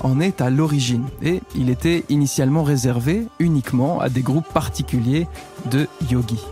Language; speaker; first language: French; native; French